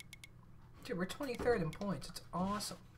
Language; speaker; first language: English; native; English